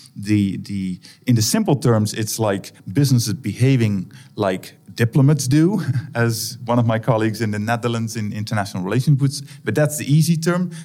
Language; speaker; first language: English; non-native, fluent; Dutch